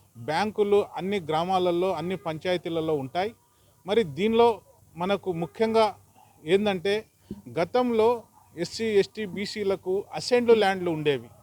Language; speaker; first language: Telugu; non-native, local second language; Lambadi